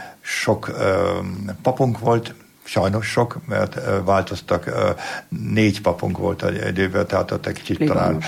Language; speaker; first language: Hungarian; non-native, fluent; German